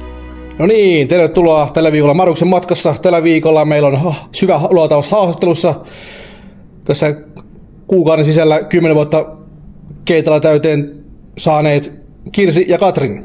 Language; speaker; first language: Finnish; native; Finnish